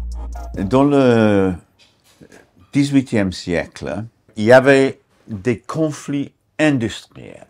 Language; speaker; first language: French; non-native, fluent; English